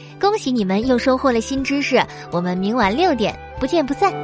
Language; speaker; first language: Chinese; native; Chinese